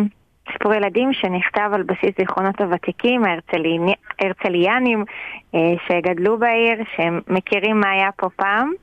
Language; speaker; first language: Hebrew; native; Hebrew